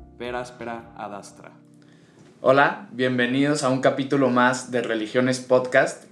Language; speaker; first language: Spanish; native; Spanish